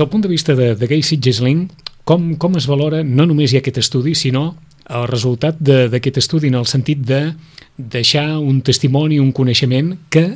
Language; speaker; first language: Catalan; native; Catalan